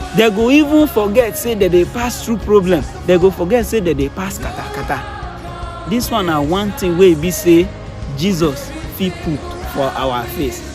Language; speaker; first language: Nigerian Pidgin; non-native, local second language; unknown